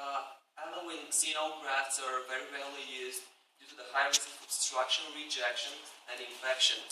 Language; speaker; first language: English; non-native, fluent; Bulgarian